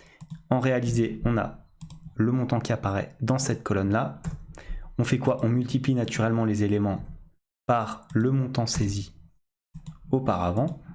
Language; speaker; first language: French; native; French